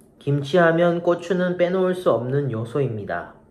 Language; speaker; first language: Korean; non-native, learner; Japanese